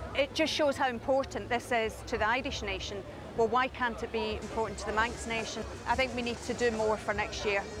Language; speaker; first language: English; native; English